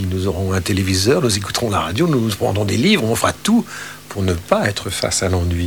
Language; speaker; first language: French; native; French